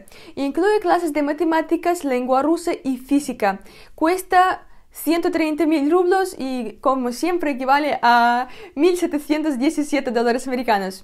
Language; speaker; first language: Spanish; non-native, fluent; Russian